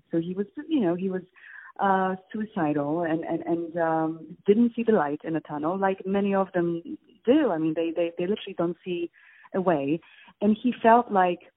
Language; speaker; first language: English; non-native, fluent; Polish